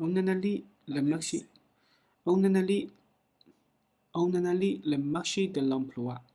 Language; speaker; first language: French; non-native, learner; Chinese